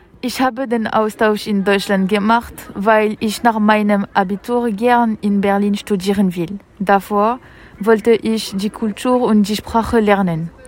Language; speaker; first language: German; non-native, fluent; French